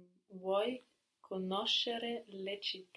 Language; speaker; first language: Italian; non-native, learner; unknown